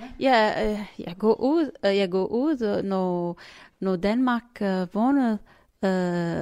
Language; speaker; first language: Norwegian; non-native, learner; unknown